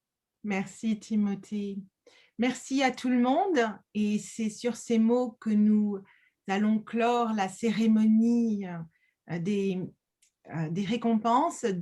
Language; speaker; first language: French; native; French